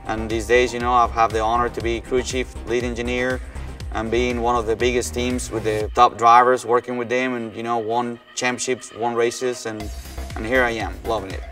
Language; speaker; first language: English; non-native, fluent; Spanish